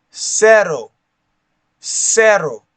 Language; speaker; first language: Spanish; non-native, learner; English